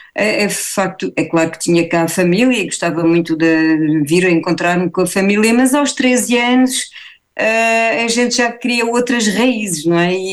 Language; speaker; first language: Portuguese; early bilingual, heritage; Portuguese